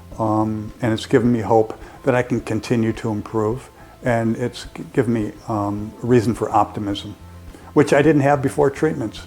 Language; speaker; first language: English; native; English